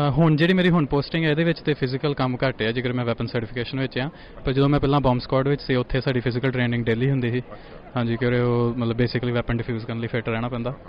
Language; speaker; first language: Punjabi; early bilingual, heritage; Punjabi